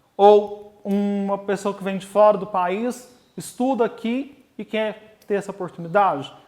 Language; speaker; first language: Portuguese; native; Portuguese